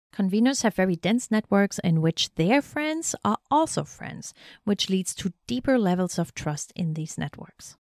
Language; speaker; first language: English; non-native, fluent; German